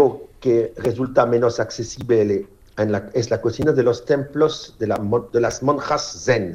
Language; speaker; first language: Spanish; non-native, learner; French